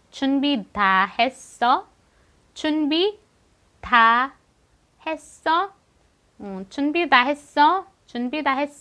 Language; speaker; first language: Korean; non-native, fluent; Filipino